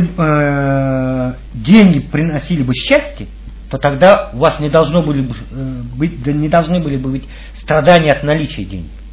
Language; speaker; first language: Russian; native; Russian